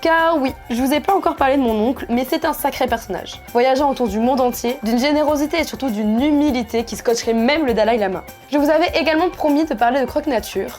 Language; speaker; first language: French; native; French